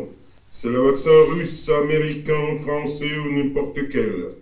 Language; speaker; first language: French; non-native, fluent; Russian